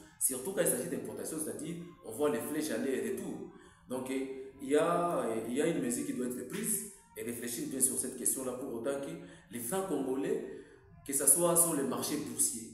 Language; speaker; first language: French; non-native, local second language; Swahili